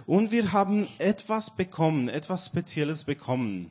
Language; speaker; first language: German; non-native, learner; Romanian